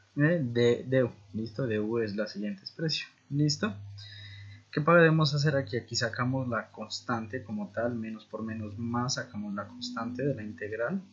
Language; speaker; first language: Spanish; native; Spanish